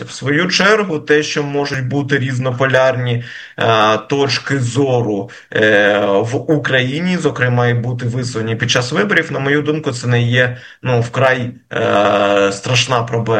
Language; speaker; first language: Ukrainian; native; Ukrainian